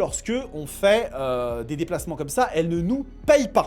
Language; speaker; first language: French; native; French